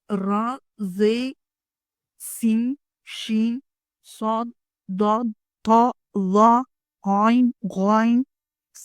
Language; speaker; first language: Arabic; non-native, learner; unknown